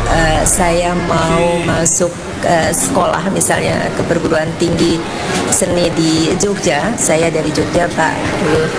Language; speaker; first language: Indonesian; native; Indonesian